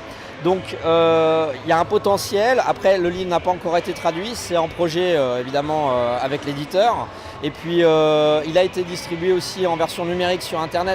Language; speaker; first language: French; native; French